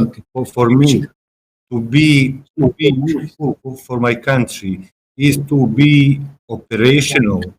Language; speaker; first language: English; non-native, fluent; Bosnian